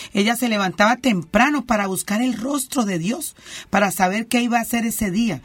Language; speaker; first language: Spanish; native; Spanish